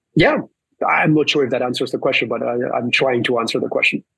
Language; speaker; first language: English; early bilingual, other home language; Spanish